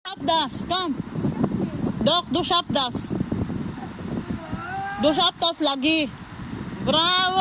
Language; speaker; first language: German; non-native, learner; Filipino